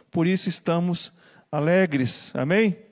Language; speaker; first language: Portuguese; native; Portuguese